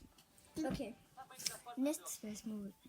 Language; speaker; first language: Danish; early bilingual, other home language; Vietnamese